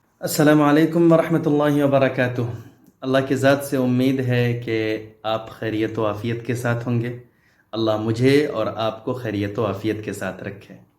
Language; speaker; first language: Urdu; native; Urdu